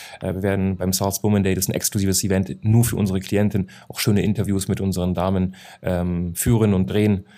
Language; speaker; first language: German; native; German